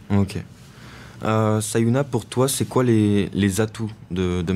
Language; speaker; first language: French; native; French